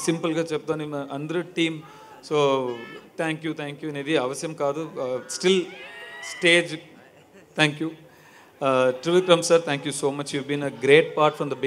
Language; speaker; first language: Telugu; non-native, learner; Tamil